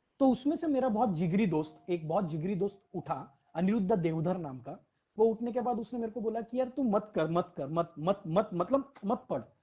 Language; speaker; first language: Hindi; non-native, local second language; Marathi